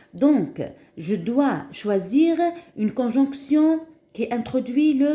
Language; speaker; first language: French; non-native, local second language; Arabic